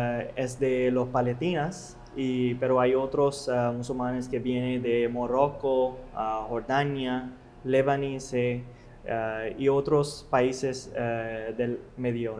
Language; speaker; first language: Spanish; non-native, learner; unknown